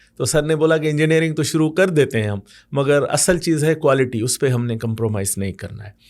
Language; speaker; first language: Urdu; non-native, local second language; Sindhi